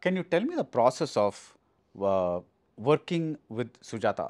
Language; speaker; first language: English; non-native, local second language; Tamil